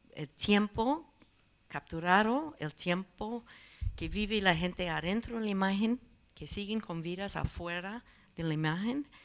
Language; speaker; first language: Spanish; non-native, learner; English